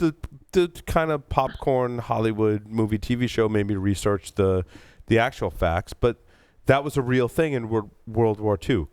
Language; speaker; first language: English; native; English